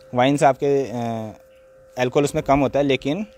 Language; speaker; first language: Hindi; native; Hindi